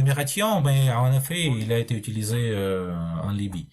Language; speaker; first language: French; non-native, fluent; Russian